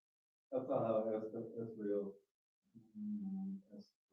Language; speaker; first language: Spanish; non-native, learner; English